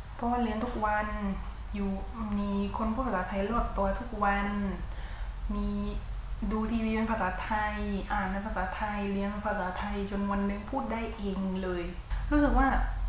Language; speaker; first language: Thai; early bilingual, other home language; English